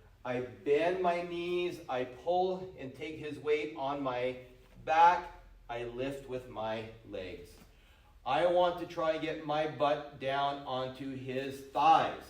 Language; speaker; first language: English; native; English